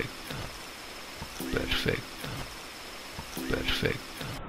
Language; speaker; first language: Spanish; native; Spanish